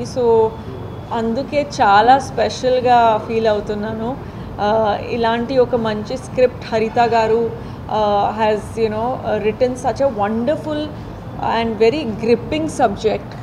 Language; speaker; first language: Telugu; non-native, fluent; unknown